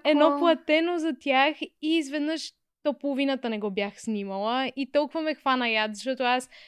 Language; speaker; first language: Bulgarian; native; Bulgarian